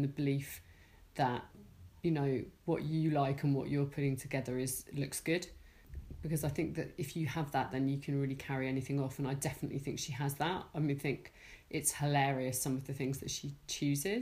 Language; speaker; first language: English; native; English